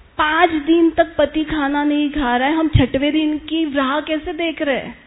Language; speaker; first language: Hindi; native; Hindi